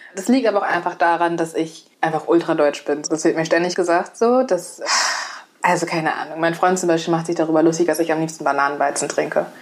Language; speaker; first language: German; native; German